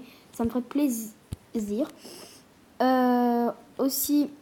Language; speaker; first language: French; native; French